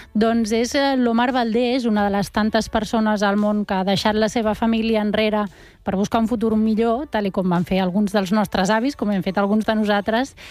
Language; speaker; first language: Catalan; native; Catalan